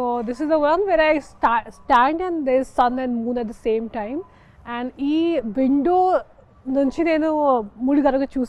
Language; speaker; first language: Telugu; non-native, fluent; Hindi